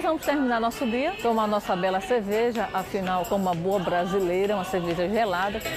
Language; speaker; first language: Portuguese; native; Portuguese